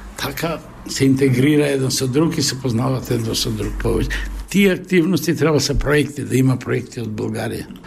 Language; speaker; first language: Bulgarian; early bilingual, heritage; Bulgarian